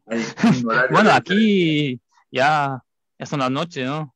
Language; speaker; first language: Spanish; non-native, fluent; German